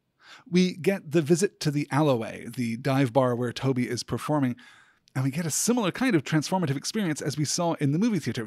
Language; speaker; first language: English; native; English